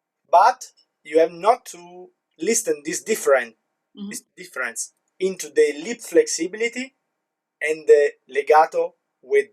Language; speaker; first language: English; non-native, learner; Italian